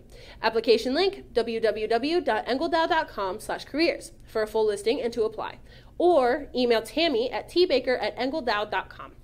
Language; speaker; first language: English; native; English